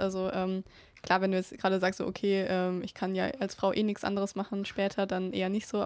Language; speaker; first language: German; native; German